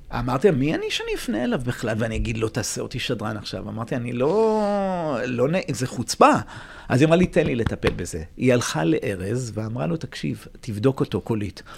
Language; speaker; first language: Hebrew; native; Hebrew